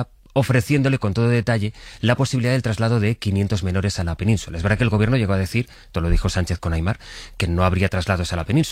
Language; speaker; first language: Spanish; native; Spanish